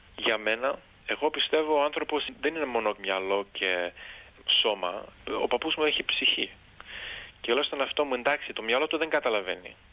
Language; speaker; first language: Greek; early bilingual, heritage; Greek